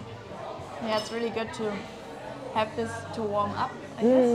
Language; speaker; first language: English; non-native, fluent; German